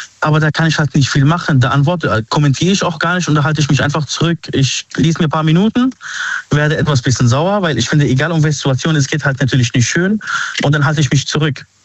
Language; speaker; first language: German; early bilingual, other home language; Arabic